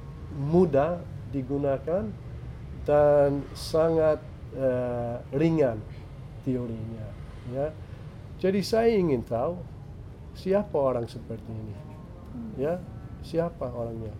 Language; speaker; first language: Indonesian; non-native, fluent; English